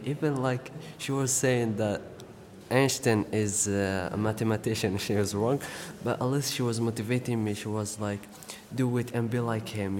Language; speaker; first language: English; non-native, fluent; Arabic